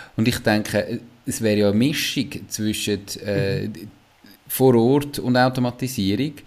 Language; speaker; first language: German; native; German